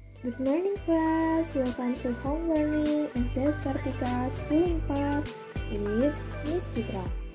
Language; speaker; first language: English; non-native, fluent; Indonesian